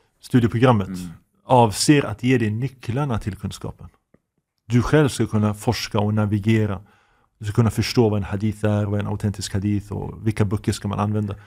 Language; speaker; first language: Swedish; native; Swedish